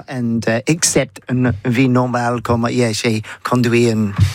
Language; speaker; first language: French; non-native, learner; English